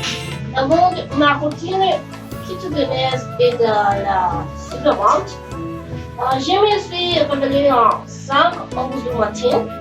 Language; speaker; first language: French; non-native, learner; Spanish